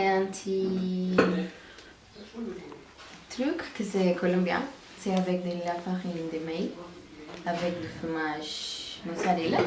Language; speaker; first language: French; non-native, learner; Spanish